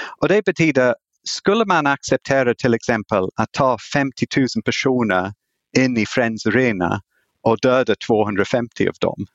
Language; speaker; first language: Swedish; non-native, fluent; English